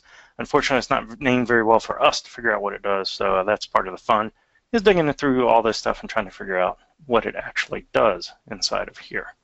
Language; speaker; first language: English; native; English